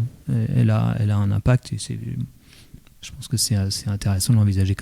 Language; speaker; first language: French; native; French